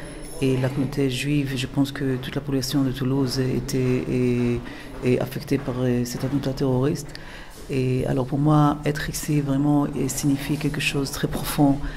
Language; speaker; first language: French; non-native, fluent; Hebrew